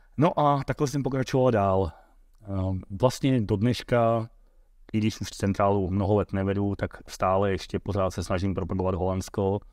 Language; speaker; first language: Czech; early bilingual, heritage; Dutch